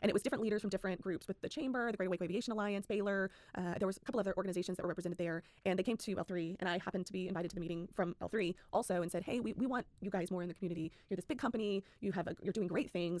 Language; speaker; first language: English; native; English